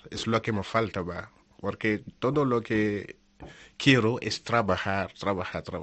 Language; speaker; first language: Spanish; non-native, learner; Wolof